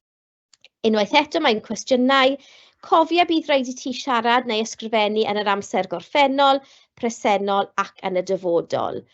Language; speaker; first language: Welsh; non-native, local second language; English